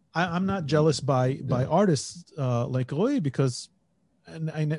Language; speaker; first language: English; native; English